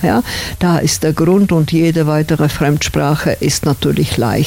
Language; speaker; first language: German; non-native, fluent; Slovak